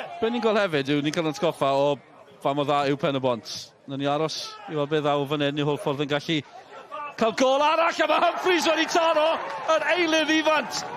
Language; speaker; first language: Welsh; native; Welsh